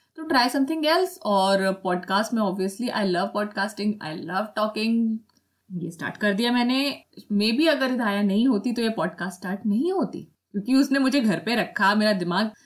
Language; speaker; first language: Hindi; native; Hindi